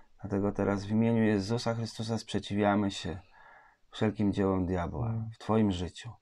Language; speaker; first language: Polish; native; Polish